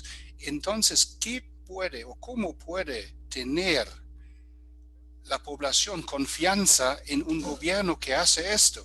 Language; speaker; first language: Spanish; non-native, fluent; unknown